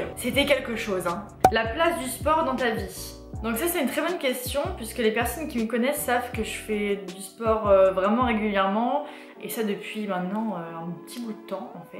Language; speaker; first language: French; native; French